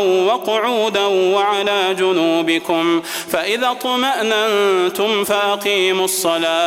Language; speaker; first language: Arabic; native; Arabic